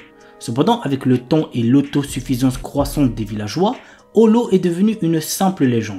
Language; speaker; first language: French; native; French